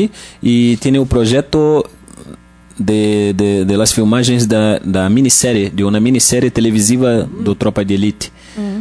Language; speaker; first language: Spanish; non-native, learner; Portuguese